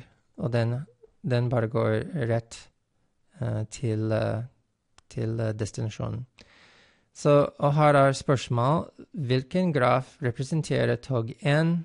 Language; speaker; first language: Norwegian; non-native, fluent; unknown